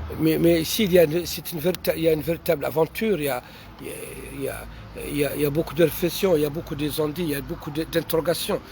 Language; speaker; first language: French; non-native, local second language; Arabic